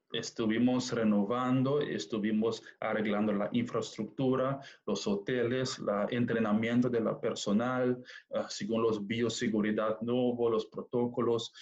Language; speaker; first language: Spanish; non-native, fluent; Papiamento